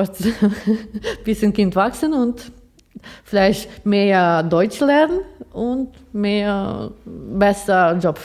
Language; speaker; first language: German; non-native, learner; Ukrainian